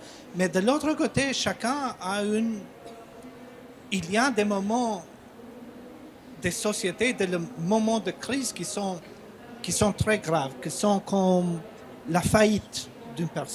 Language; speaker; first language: French; non-native, fluent; Albanian